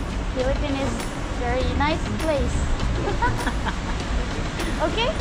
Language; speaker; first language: English; non-native, learner; Korean